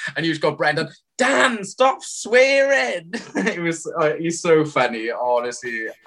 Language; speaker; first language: English; native; English